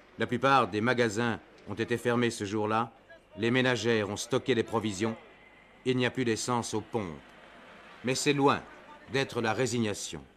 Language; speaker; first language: French; native; French